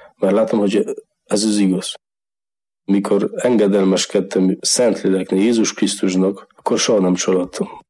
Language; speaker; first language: Hungarian; non-native, learner; Polish